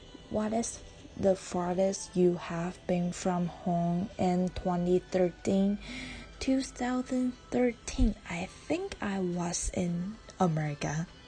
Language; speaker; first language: English; non-native, learner; Chinese